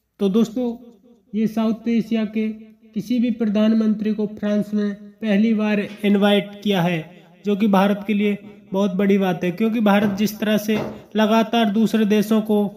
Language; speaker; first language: Hindi; native; Hindi